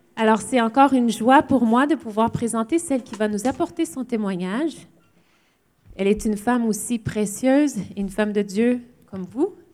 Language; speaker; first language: French; native; French